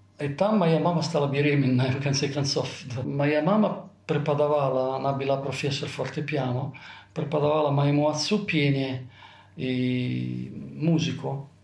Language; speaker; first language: Russian; non-native, fluent; Italian